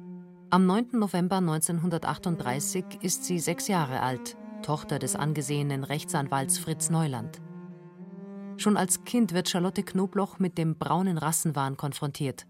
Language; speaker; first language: German; native; German